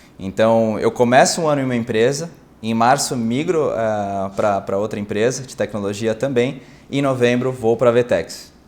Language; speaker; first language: Portuguese; native; Portuguese